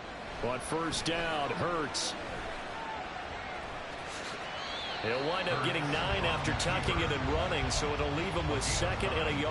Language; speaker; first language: English; native; English